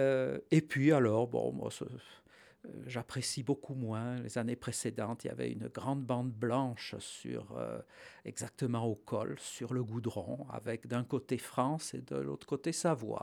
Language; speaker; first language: French; native; French